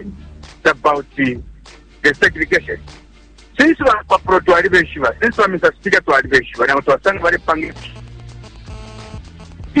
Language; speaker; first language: English; non-native, local second language; Bemba